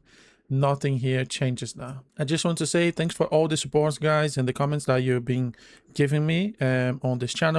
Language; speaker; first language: English; non-native, fluent; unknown